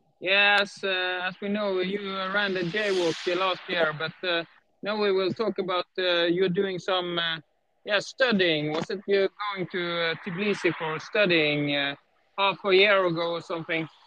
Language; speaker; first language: English; non-native, fluent; Norwegian